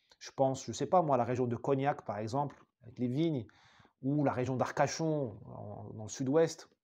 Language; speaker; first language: French; non-native, local second language; Arabic